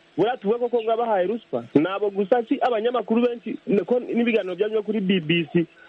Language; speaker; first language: Kinyarwanda; native; Kinyarwanda